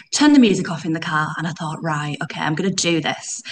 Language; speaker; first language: English; native; English